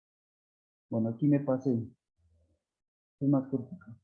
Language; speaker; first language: Spanish; native; Spanish